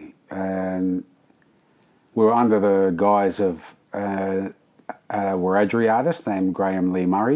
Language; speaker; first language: English; native; English